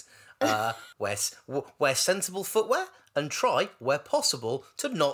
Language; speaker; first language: English; native; English